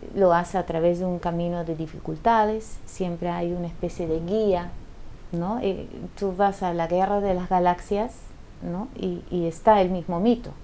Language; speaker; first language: Spanish; non-native, fluent; Dutch